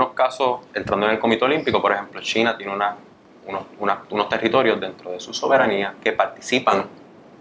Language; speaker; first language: Spanish; native; Spanish